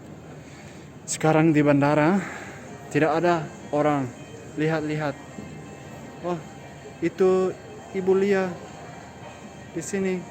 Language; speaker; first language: Indonesian; non-native, learner; English